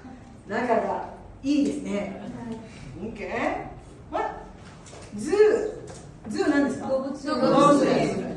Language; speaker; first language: Japanese; non-native, learner; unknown